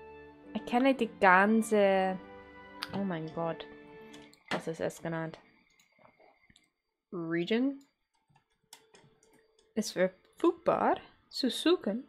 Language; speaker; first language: German; non-native, learner; English